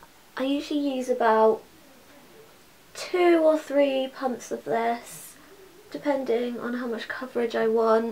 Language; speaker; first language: English; native; English